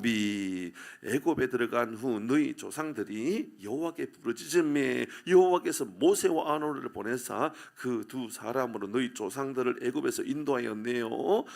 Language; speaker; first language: Korean; native; Korean